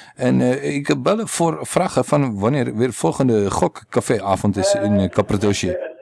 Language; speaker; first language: Dutch; native; Dutch